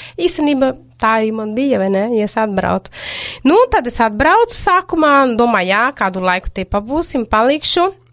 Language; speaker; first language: Latvian; non-native, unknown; Portuguese